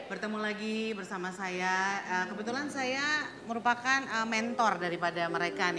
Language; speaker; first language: Indonesian; native; Indonesian